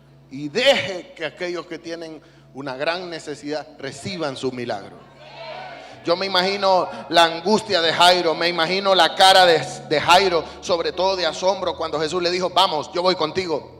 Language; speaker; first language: Spanish; native; Spanish